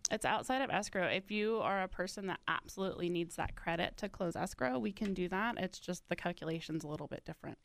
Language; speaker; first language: English; native; English